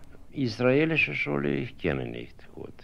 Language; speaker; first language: German; non-native, fluent; Russian